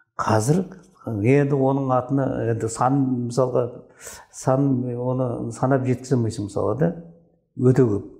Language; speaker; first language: Kazakh; native; Kazakh